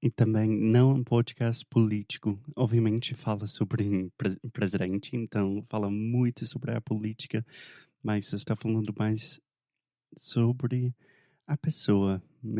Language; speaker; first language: Portuguese; non-native, fluent; English